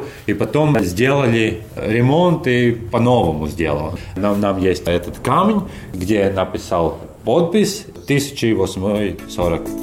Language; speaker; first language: Russian; non-native, learner; Latvian